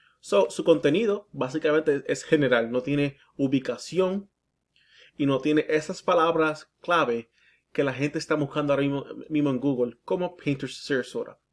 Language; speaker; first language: Spanish; early bilingual, heritage; Spanish